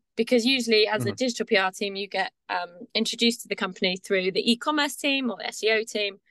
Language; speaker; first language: English; native; English